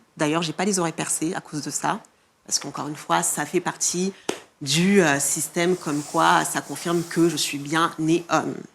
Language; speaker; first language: French; non-native, local second language; Malagasy